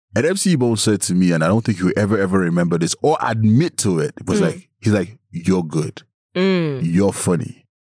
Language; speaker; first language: English; non-native, local second language; Yoruba